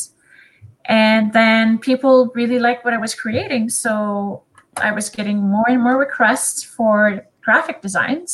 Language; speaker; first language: English; non-native, fluent; French